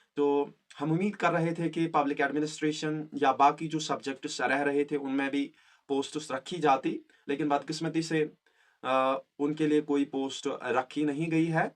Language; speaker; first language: Hindi; non-native, local second language; Kashmiri